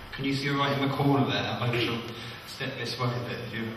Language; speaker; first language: English; native; English